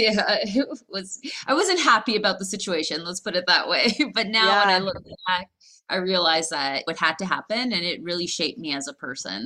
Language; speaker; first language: English; native; English